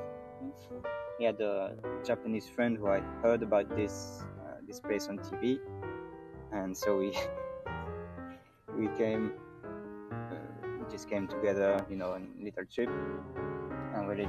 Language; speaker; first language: English; non-native, fluent; French